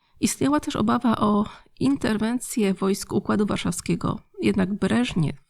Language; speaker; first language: Polish; native; Polish